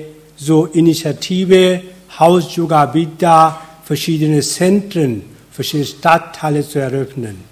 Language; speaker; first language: German; non-native, fluent; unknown